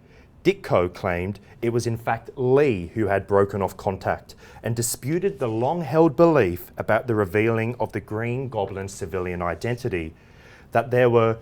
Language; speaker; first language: English; native; English